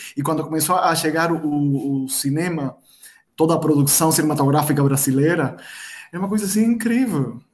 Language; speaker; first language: Portuguese; non-native, fluent; Spanish